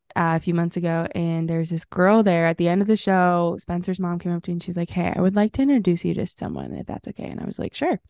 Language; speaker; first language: English; native; English